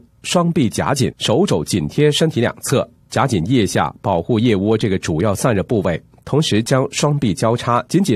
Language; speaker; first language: Chinese; native; Chinese